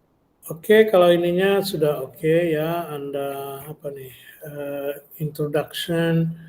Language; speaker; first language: Indonesian; native; Indonesian